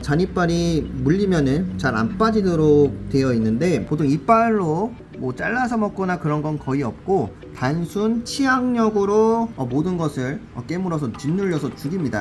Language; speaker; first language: Korean; native; Korean